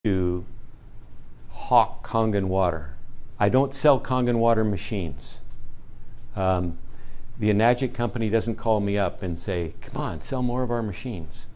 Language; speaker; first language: English; native; English